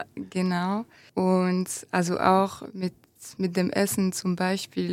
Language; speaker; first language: German; non-native, fluent; French